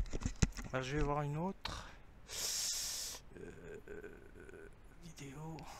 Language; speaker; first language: French; native; French